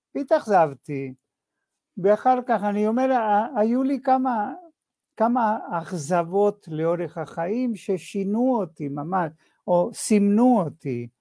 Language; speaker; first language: Hebrew; non-native, fluent; Spanish